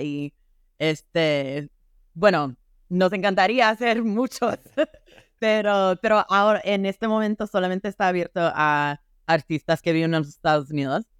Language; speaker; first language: Spanish; non-native, fluent; English